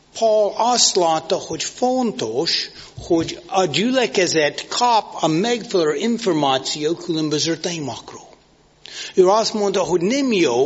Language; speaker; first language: Hungarian; non-native, fluent; English